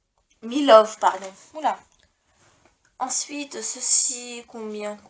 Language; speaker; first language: French; native; French